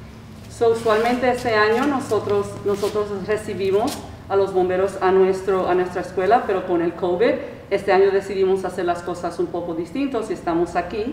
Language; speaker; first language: Spanish; early bilingual, heritage; Spanish